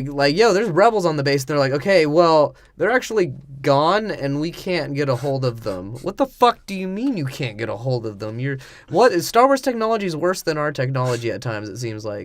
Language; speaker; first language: English; native; English